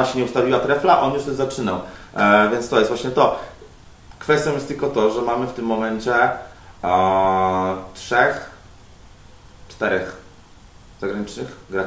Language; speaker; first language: Polish; native; Polish